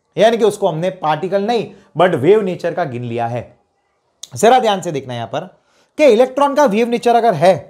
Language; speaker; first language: Hindi; non-native, local second language; Gujarati